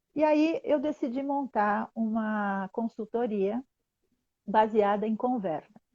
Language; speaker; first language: Portuguese; native; Portuguese